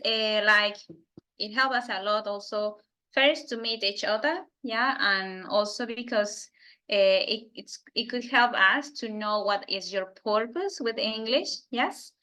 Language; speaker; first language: English; non-native, fluent; Spanish